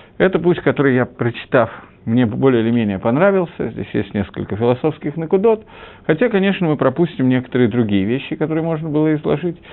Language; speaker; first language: Russian; early bilingual, heritage; Russian